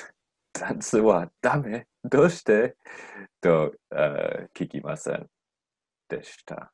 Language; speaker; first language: Japanese; non-native, learner; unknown